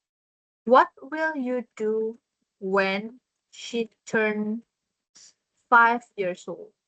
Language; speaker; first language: English; non-native, fluent; Indonesian